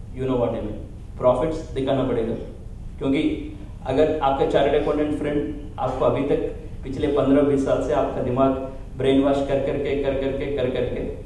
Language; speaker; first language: Hindi; non-native, local second language; Telugu